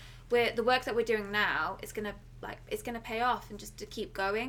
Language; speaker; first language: English; native; English